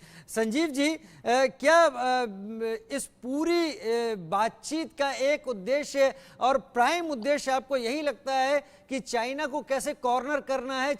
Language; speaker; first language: Hindi; native; Hindi